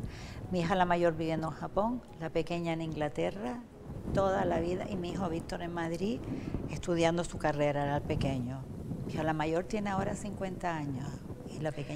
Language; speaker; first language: Spanish; native; Spanish